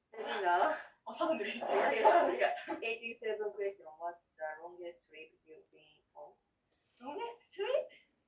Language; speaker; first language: English; non-native, learner; Japanese